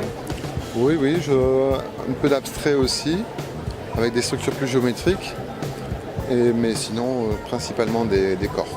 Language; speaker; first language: French; native; French